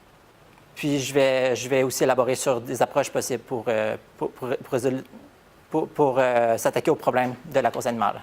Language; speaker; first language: French; native; French